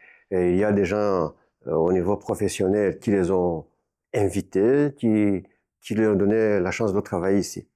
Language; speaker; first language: French; non-native, local second language; Kinyarwanda